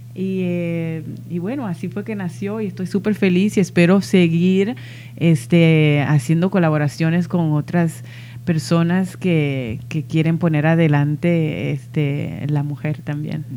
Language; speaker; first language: Spanish; early bilingual, heritage; Spanish